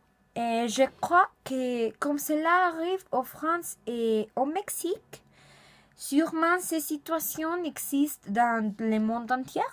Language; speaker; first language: French; non-native, learner; Spanish